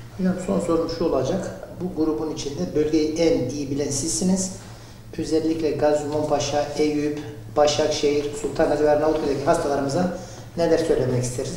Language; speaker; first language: Turkish; native; Turkish